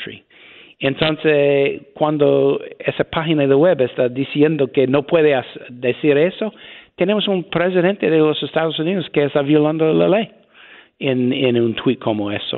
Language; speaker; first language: Spanish; non-native, fluent; English